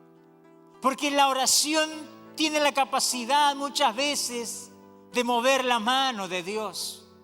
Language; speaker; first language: Spanish; native; Spanish